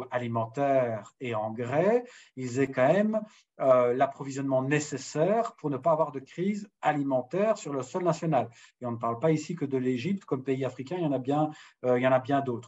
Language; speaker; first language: French; native; French